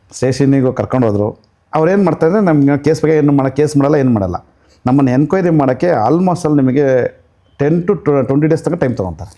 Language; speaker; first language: Kannada; native; Kannada